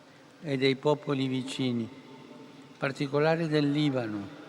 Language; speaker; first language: Italian; non-native, fluent; Spanish